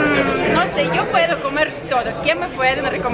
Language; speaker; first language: Spanish; non-native, learner; Russian